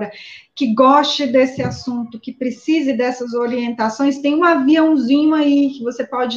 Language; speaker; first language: Portuguese; native; Portuguese